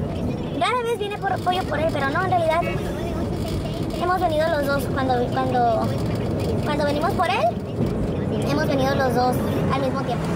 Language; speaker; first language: Spanish; native; Spanish